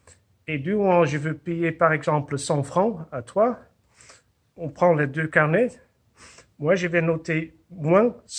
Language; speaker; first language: French; non-native, fluent; Dutch